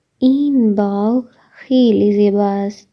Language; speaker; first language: Persian; non-native, fluent; Urdu